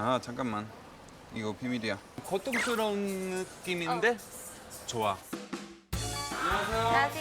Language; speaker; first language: Korean; non-native, fluent; Spanish